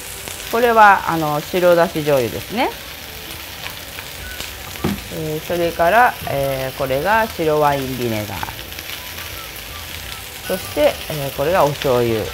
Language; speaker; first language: Japanese; native; Japanese